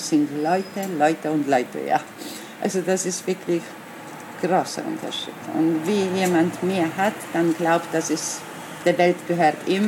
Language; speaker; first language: German; non-native, learner; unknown